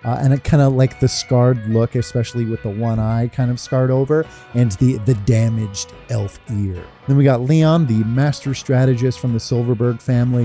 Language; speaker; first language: English; native; English